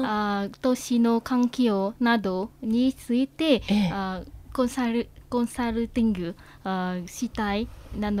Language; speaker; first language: Japanese; non-native, fluent; Vietnamese